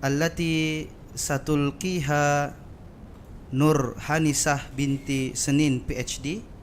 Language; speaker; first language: Arabic; non-native, local second language; Indonesian